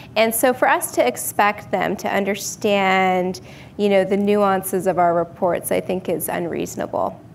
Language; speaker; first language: English; native; English